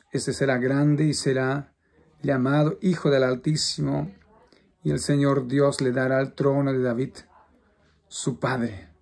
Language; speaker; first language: Spanish; non-native, fluent; Portuguese